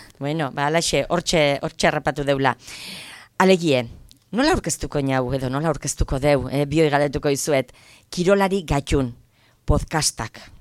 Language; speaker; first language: Basque; native; Basque